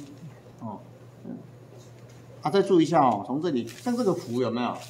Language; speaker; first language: Chinese; native; Chinese